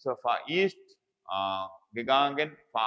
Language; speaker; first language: German; non-native, fluent; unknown